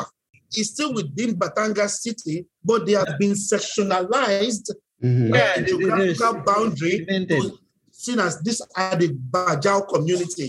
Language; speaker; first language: English; non-native, local second language; Yoruba